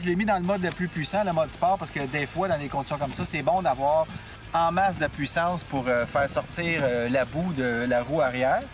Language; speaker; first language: French; native; French